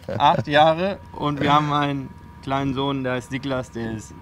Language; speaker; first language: German; native; German